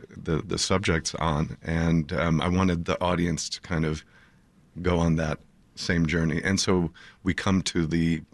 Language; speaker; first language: English; native; English